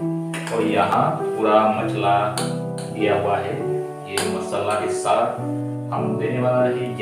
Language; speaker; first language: Hindi; non-native, local second language; Karbi